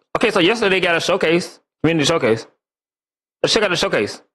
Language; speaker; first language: English; native; English